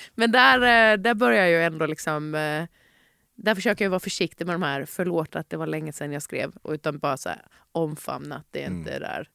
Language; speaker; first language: Swedish; native; Swedish